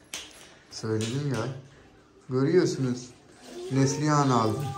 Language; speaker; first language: Turkish; non-native, learner; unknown